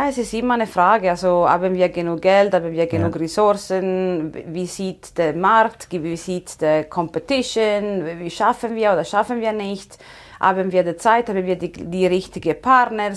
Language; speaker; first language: German; non-native, fluent; Italian